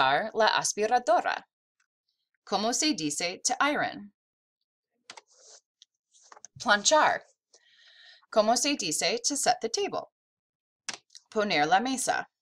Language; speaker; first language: Spanish; non-native, fluent; English